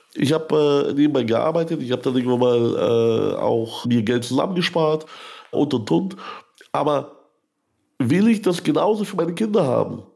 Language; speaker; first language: German; early bilingual, other home language; Russian